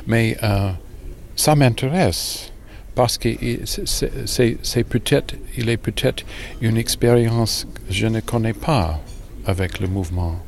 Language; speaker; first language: French; non-native, learner; English